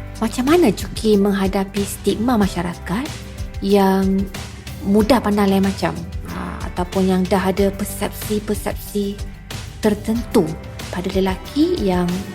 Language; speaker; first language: Malay; native; Malay